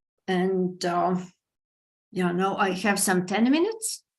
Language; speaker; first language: English; non-native, fluent; Latvian